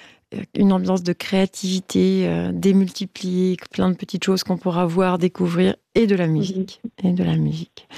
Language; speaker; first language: French; native; French